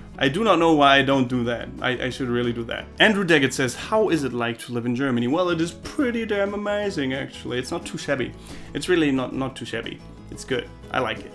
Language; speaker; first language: English; non-native, fluent; German